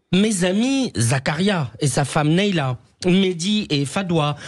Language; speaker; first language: French; native; French